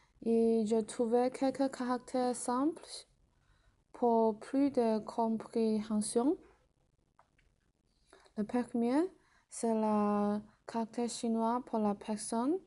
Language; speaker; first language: French; non-native, learner; Chinese